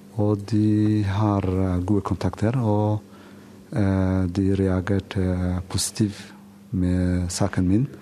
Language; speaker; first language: Norwegian; non-native, fluent; Somali